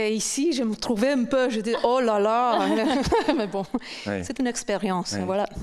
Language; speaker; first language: French; non-native, fluent; Albanian